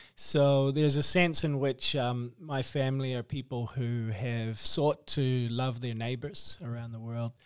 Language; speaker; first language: English; native; English